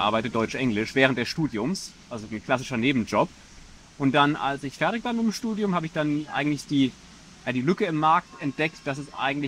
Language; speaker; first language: German; native; German